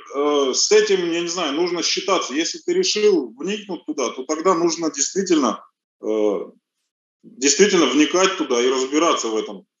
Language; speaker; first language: Russian; early bilingual, other home language; Armenian